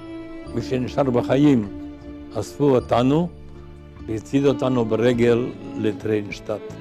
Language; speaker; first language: Hebrew; non-native, fluent; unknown